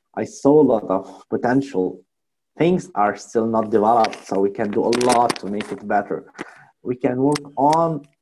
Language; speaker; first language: English; non-native, fluent; Arabic